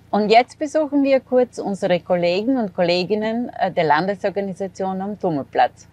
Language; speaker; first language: German; native; German